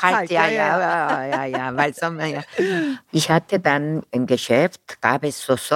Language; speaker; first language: German; non-native, fluent; Korean